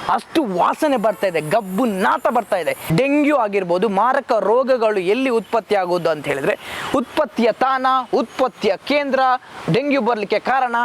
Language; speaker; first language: Kannada; native; Kannada